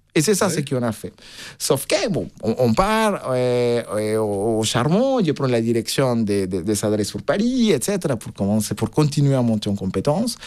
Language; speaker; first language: French; non-native, fluent; Spanish